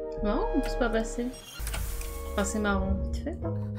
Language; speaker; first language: French; native; French